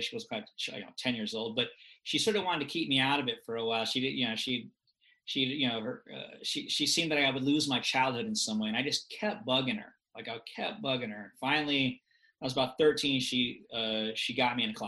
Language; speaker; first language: English; native; English